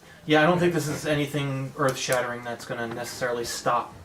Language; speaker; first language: English; native; English